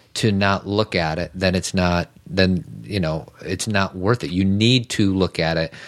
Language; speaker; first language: English; native; English